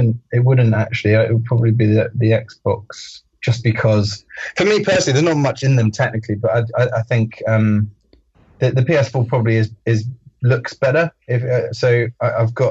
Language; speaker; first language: English; native; English